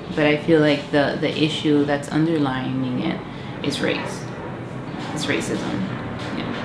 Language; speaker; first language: English; native; English